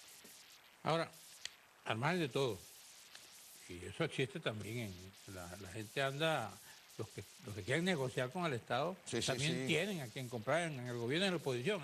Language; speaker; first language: Spanish; native; Spanish